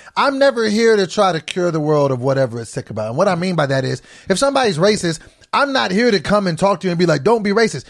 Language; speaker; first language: English; native; English